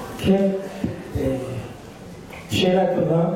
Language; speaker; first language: Hebrew; non-native, fluent; French